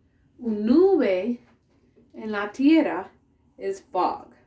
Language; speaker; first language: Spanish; non-native, learner; English